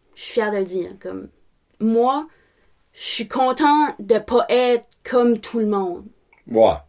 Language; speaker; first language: French; native; French